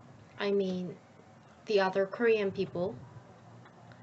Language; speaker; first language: English; non-native, learner; Korean